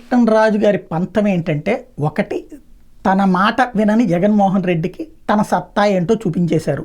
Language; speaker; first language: Telugu; native; Telugu